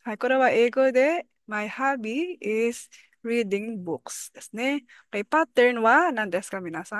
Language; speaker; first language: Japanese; non-native, fluent; Filipino